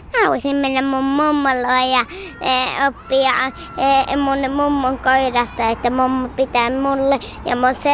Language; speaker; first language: Finnish; early bilingual, heritage; Finnish